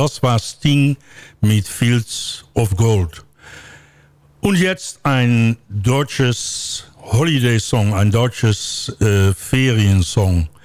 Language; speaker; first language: German; non-native, learner; Dutch